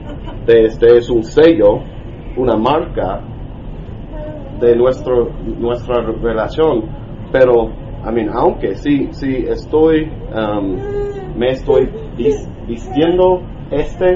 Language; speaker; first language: Spanish; non-native, learner; English